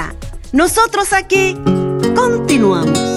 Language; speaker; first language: Spanish; native; Spanish